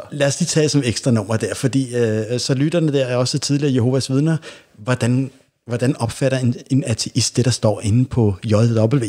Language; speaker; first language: Danish; native; Danish